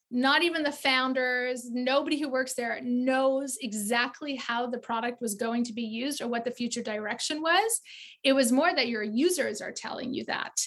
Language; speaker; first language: English; native; English